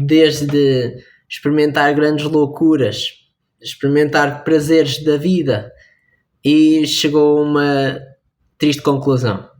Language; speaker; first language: Portuguese; native; Portuguese